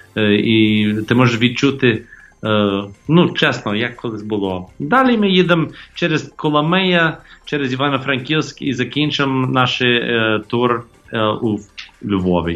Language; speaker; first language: Ukrainian; non-native, fluent; English